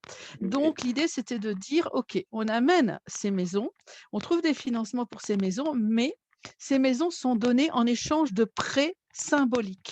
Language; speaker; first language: French; native; French